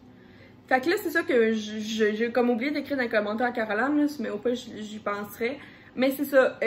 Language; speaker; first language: French; native; French